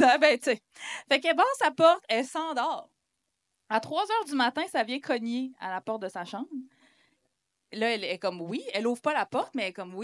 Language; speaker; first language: French; native; French